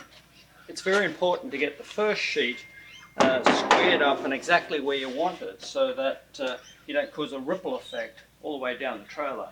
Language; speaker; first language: English; native; English